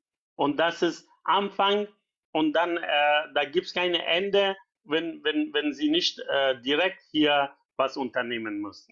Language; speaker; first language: German; non-native, fluent; Persian